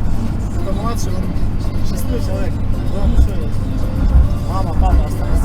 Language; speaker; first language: Russian; non-native, local second language; Kyrgyz